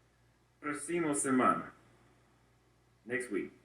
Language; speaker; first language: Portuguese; non-native, learner; English